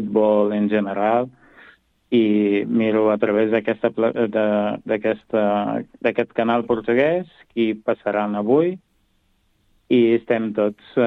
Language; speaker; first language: Catalan; non-native, fluent; Kabuverdianu